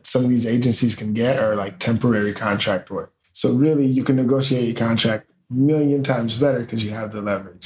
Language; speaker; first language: English; native; English